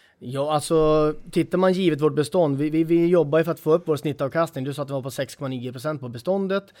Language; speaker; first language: Swedish; native; Swedish